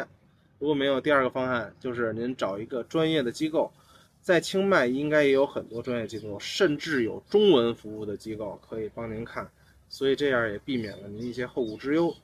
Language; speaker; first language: Chinese; native; Chinese